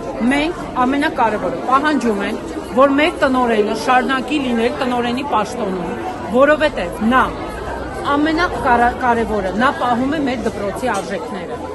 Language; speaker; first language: Armenian; native; Armenian